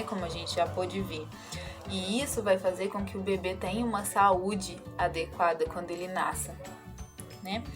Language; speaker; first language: Portuguese; native; Portuguese